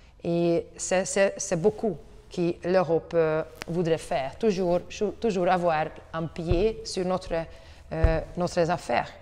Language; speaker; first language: French; non-native, learner; Hungarian